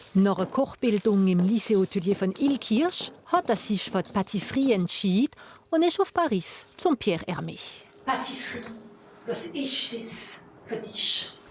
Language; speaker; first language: German; non-native, local second language; French